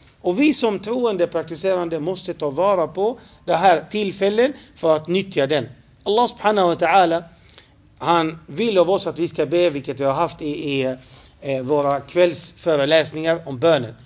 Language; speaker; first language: Swedish; non-native, fluent; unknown